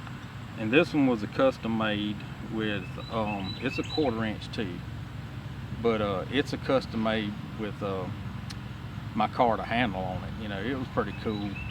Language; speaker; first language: English; native; English